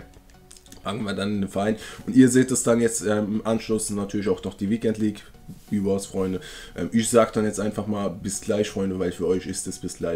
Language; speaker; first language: German; native; German